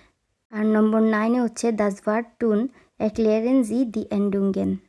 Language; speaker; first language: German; non-native, fluent; Bangla